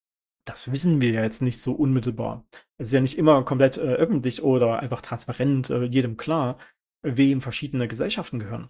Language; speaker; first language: German; native; German